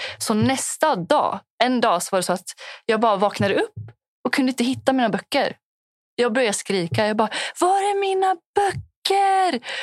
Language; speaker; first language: Swedish; early bilingual, other home language; Punjabi